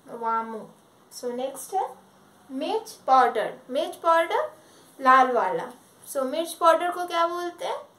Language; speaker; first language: Hindi; non-native, local second language; Telugu